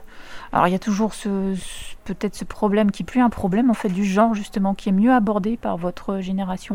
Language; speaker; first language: French; native; French